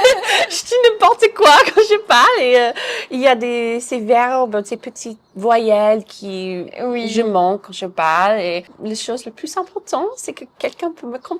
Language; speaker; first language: French; non-native, fluent; English